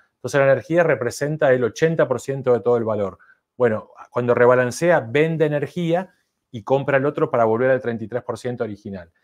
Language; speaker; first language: Spanish; native; Spanish